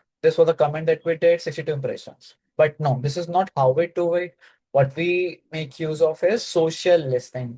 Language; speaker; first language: English; non-native, local second language; Hindi